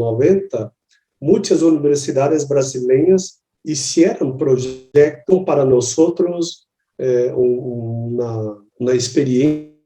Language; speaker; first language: Spanish; non-native, learner; Portuguese